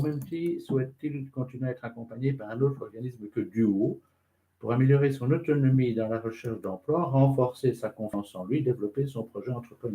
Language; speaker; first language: French; native; French